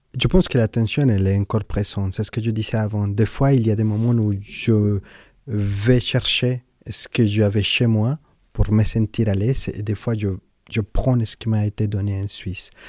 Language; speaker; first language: French; non-native, fluent; Spanish